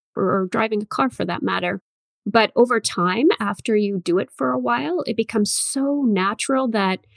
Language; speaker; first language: English; native; English